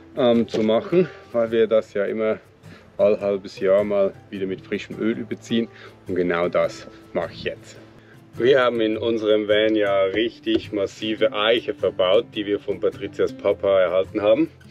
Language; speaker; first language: German; native; German